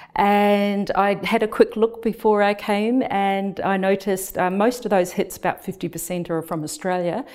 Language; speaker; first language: English; native; English